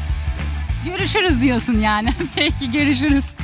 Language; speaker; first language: Turkish; native; Turkish